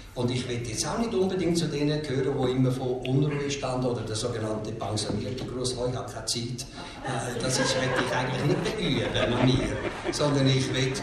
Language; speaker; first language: German; native; German